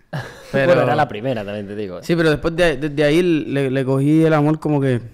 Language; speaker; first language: Spanish; early bilingual, heritage; Spanish